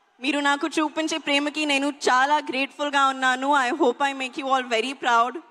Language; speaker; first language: Telugu; non-native, learner; Hindi